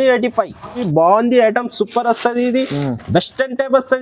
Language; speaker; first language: Telugu; non-native, local second language; Urdu